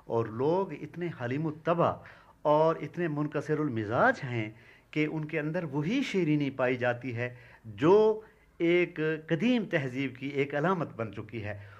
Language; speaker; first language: Urdu; non-native, local second language; Saraiki